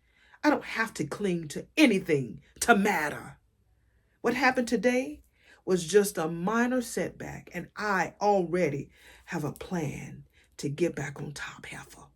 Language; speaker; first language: English; native; English